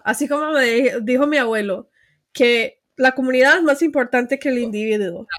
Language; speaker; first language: Spanish; early bilingual, heritage; Spanish